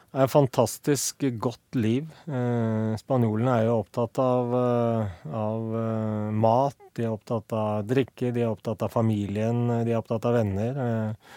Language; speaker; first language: Norwegian; native; Norwegian